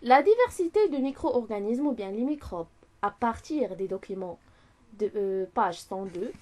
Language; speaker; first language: French; non-native, local second language; Arabic